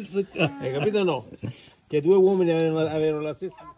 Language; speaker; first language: Italian; native; Italian